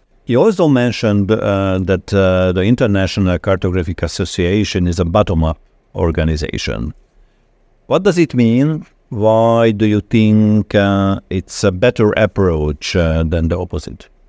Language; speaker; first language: English; non-native, fluent; Hungarian